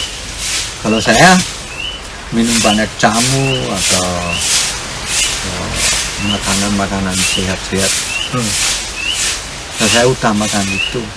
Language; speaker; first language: Indonesian; non-native, fluent; German